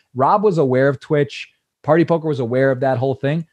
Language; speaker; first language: English; native; English